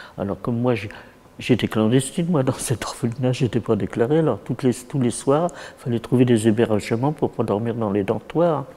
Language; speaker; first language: French; early bilingual, other home language; Yiddish